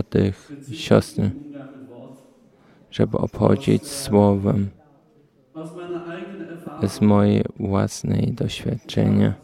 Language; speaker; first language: Polish; early bilingual, heritage; Polish